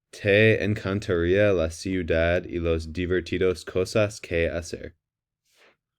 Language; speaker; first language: Spanish; non-native, learner; English